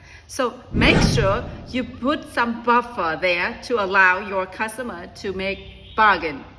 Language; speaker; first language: English; non-native, fluent; Vietnamese